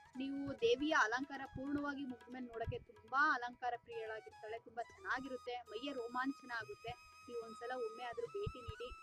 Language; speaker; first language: Kannada; native; Kannada